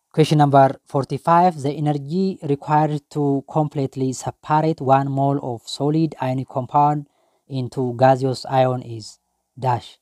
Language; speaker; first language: English; non-native, local second language; Amharic